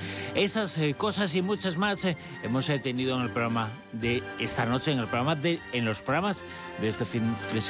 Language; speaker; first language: Spanish; native; Spanish